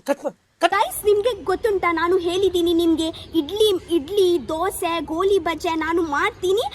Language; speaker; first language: Kannada; non-native, local second language; Tulu